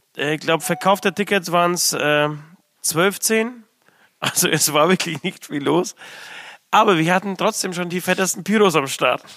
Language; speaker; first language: German; early bilingual, other home language; Polish